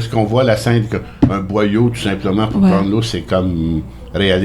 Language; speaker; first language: French; native; French